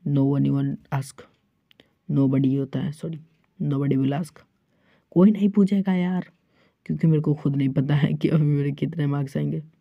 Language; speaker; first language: Hindi; native; Hindi